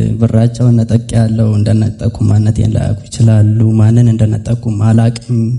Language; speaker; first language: Amharic; non-native, local second language; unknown